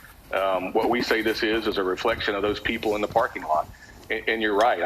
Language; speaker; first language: English; native; English